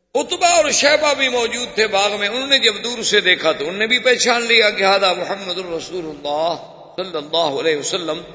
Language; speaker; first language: Urdu; native; Urdu